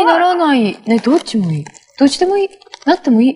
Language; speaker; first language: Japanese; native; Japanese